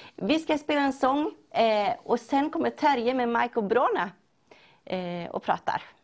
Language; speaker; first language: Swedish; native; Swedish